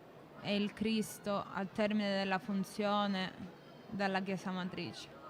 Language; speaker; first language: Italian; native; Italian